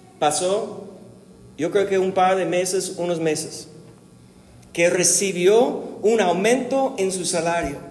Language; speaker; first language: Spanish; non-native, fluent; English